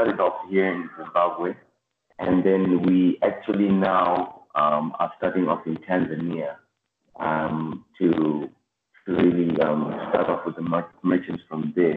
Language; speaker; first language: English; non-native, local second language; Shona